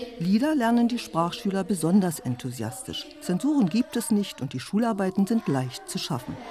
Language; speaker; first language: German; native; German